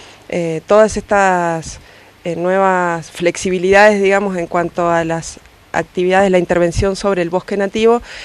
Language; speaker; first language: Spanish; native; Spanish